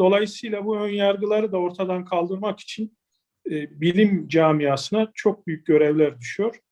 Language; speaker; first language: Turkish; native; Turkish